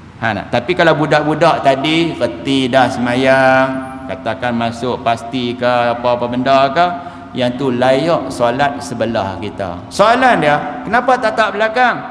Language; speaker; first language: Malay; native; Malay